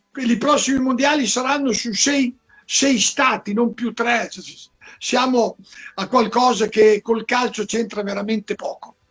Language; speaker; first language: Italian; native; Italian